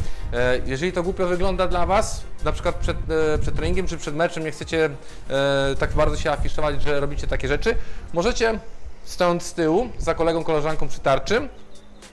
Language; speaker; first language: Polish; native; Polish